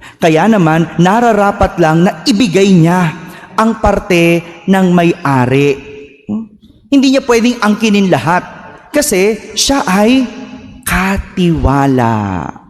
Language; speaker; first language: Filipino; native; Filipino